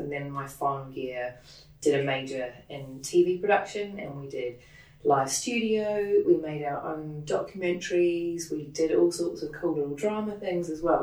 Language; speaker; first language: English; native; English